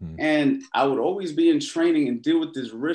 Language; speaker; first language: English; native; English